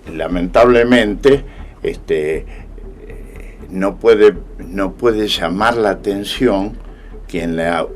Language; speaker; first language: Spanish; native; Spanish